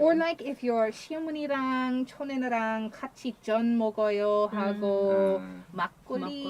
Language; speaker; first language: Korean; non-native, learner; English